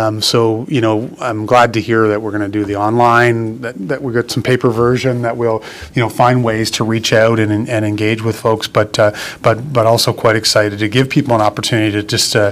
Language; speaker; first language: English; native; English